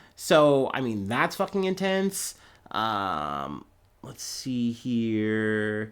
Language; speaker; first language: English; native; English